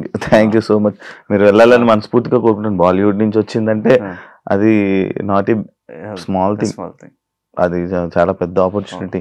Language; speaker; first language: Telugu; native; Telugu